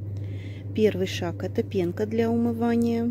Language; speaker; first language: Russian; native; Russian